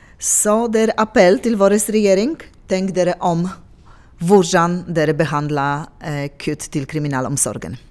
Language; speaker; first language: Norwegian; non-native, local second language; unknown